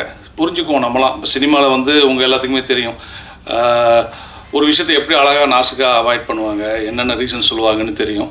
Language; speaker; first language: Tamil; native; Tamil